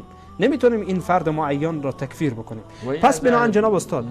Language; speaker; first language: Persian; native; Persian